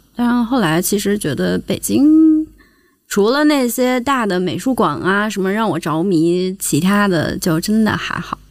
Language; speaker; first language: Chinese; native; Chinese